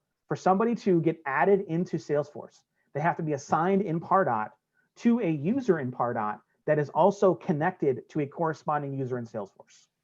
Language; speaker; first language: English; native; English